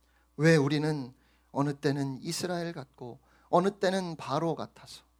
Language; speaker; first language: Korean; native; Korean